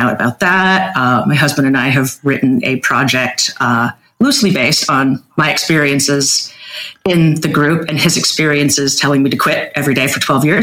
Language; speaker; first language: English; native; English